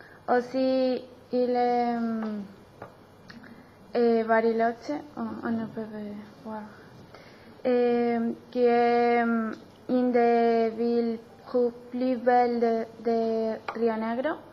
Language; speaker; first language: French; non-native, learner; Spanish